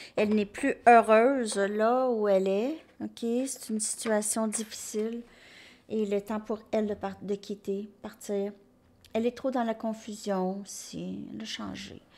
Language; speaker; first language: French; native; French